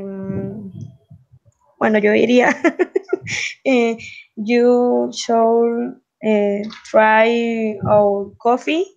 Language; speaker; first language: English; non-native, learner; Spanish